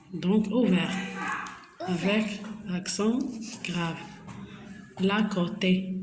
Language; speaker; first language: French; non-native, local second language; Arabic